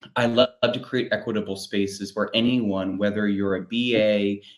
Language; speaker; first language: English; native; English